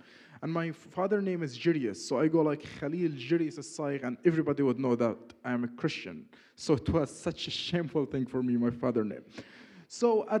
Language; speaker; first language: English; non-native, fluent; Arabic